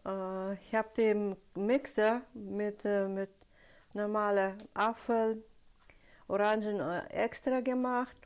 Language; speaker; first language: German; non-native, learner; Russian